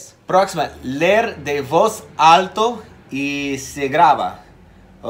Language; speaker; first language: Spanish; non-native, fluent; English